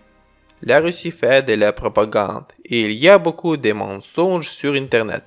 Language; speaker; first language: French; non-native, learner; Ukrainian